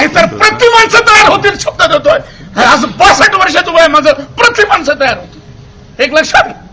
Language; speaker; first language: Marathi; native; Marathi